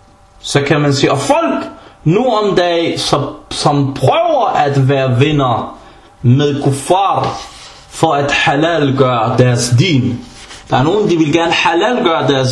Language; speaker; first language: Danish; early bilingual, other home language; Arabic